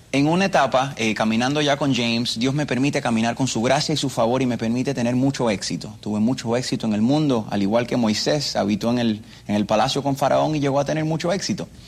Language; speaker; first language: Spanish; early bilingual, other home language; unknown